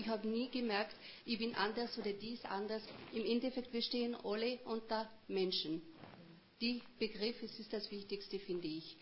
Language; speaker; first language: German; non-native, fluent; Arabic